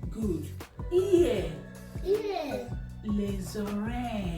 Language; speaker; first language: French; non-native, learner; Igbo